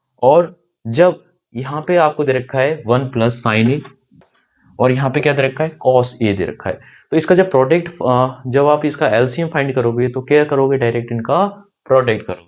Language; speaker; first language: Hindi; native; Hindi